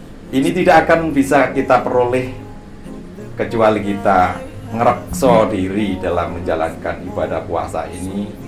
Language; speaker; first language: Indonesian; native; Indonesian